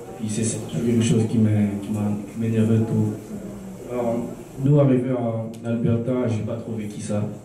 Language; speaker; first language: French; early bilingual, other home language; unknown